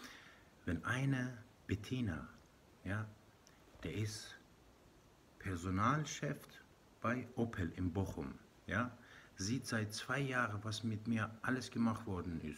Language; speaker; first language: German; non-native, learner; Persian